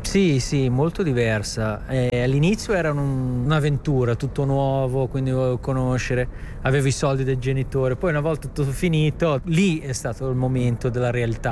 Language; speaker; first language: Italian; native; Italian